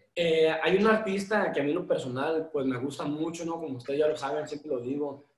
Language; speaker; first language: Spanish; native; Spanish